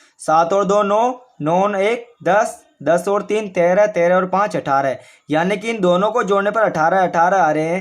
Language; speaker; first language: Hindi; native; Hindi